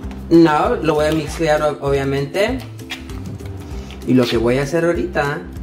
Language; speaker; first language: Spanish; early bilingual, heritage; Spanish